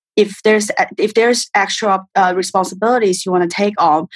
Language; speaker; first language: English; non-native, fluent; Chinese